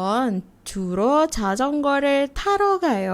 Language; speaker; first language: Korean; non-native, fluent; Indonesian